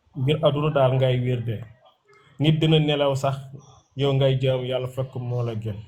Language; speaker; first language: Wolof; non-native, local second language; Fula